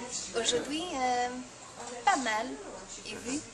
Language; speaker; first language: French; non-native, learner; English